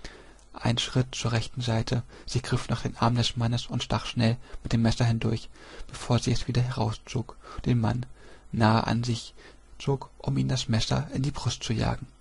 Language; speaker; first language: German; native; German